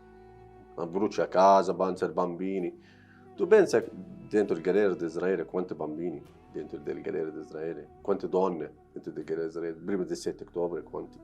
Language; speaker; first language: Italian; non-native, learner; Arabic